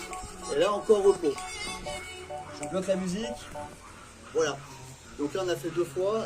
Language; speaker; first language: French; native; French